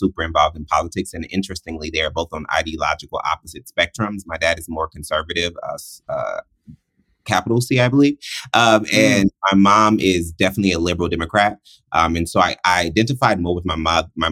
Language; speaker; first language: English; native; English